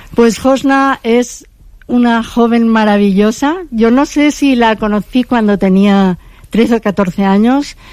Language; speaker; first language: Spanish; native; Spanish